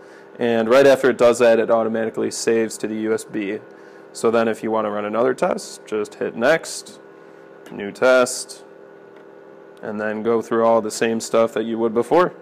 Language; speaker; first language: English; native; English